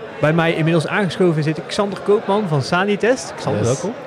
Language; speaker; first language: Dutch; native; Dutch